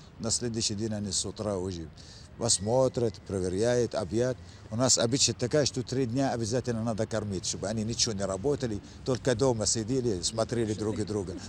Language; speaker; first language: Russian; non-native, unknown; Arabic